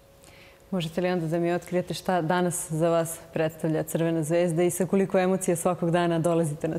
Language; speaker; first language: Serbian; native; Serbian